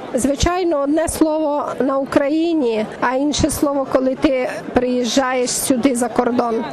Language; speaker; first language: Ukrainian; native; Ukrainian